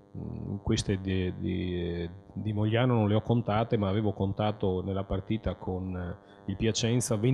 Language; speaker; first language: Italian; native; Italian